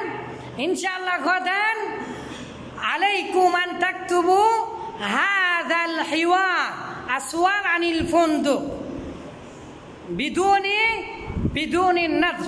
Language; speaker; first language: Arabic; non-native, fluent; Bangla